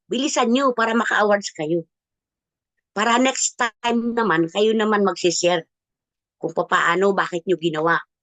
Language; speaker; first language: Filipino; non-native, local second language; Cebuano